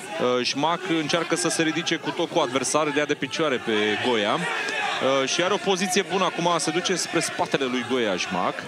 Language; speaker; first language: Romanian; native; Romanian